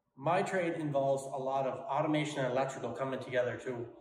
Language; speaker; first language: English; native; English